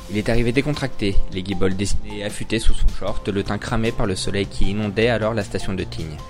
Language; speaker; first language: French; native; French